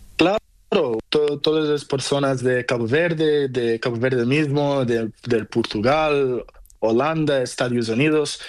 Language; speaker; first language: Spanish; non-native, learner; Portuguese